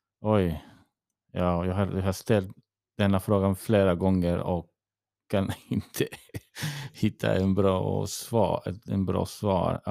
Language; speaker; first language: Swedish; early bilingual, heritage; English